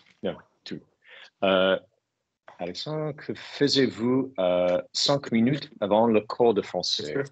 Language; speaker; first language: French; non-native, learner; English